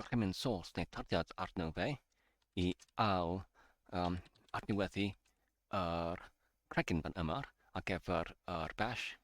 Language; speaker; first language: Welsh; non-native, fluent; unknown